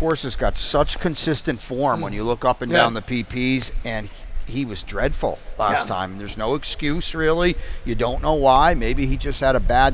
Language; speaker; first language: English; native; English